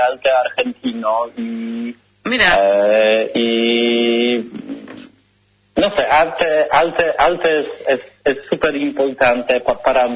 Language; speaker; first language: Spanish; non-native, learner; Polish